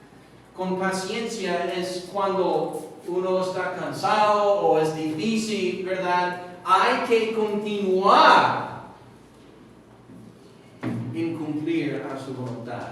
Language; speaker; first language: Spanish; non-native, fluent; English